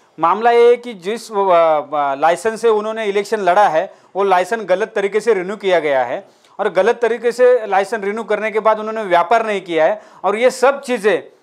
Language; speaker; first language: Hindi; non-native, local second language; Marathi